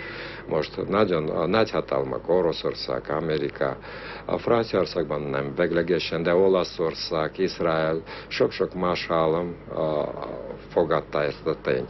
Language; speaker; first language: Hungarian; non-native, fluent; Armenian